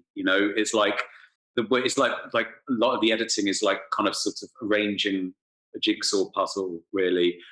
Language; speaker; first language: English; native; English